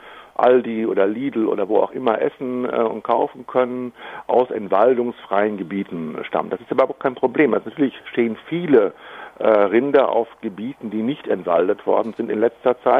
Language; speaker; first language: German; native; German